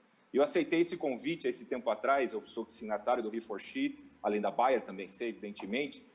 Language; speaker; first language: Portuguese; native; Portuguese